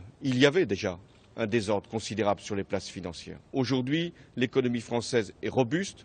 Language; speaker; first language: French; native; French